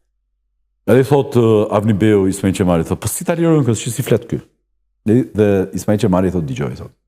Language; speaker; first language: Albanian; native; Albanian